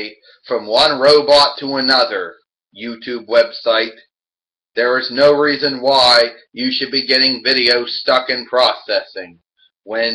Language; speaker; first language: English; native; English